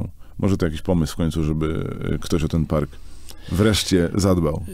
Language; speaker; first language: Polish; native; Polish